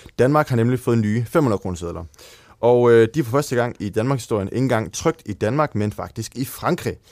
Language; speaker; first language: Danish; native; Danish